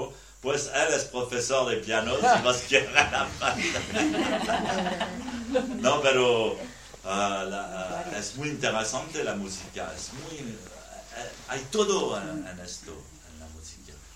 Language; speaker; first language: Spanish; non-native, learner; French